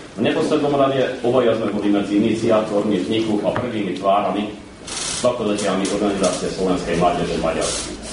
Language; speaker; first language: Slovak; early bilingual, heritage; Slovak